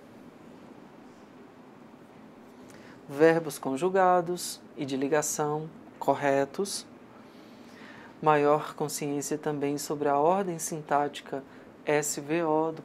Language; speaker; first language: Portuguese; native; Portuguese